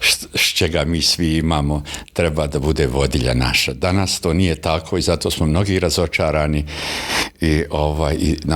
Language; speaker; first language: Bosnian; native; Bosnian